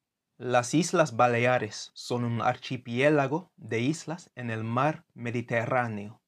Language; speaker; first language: Spanish; non-native, fluent; English